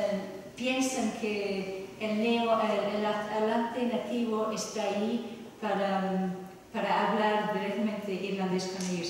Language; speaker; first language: Spanish; non-native, fluent; English